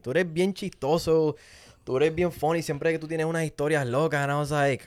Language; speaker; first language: Spanish; native; Spanish